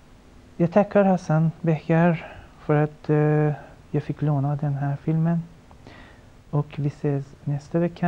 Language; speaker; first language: Swedish; non-native, fluent; Persian